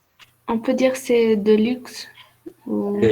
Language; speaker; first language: French; non-native, learner; Arabic